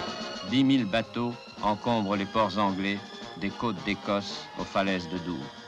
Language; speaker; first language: French; native; French